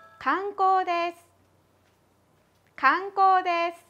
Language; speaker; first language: Japanese; non-native, fluent; Korean